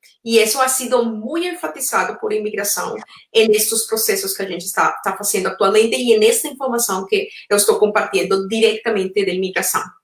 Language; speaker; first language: Portuguese; non-native, fluent; Spanish